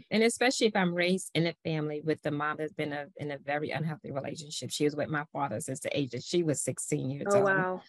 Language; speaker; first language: English; native; English